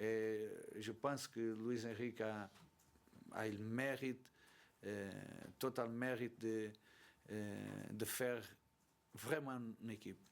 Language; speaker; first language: French; non-native, learner; Portuguese